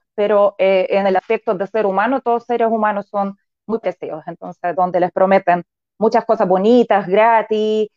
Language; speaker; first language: Spanish; non-native, fluent; Russian